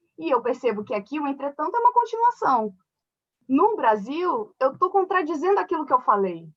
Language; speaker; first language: Portuguese; early bilingual, other home language; French